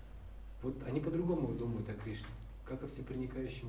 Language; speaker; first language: Russian; native; Russian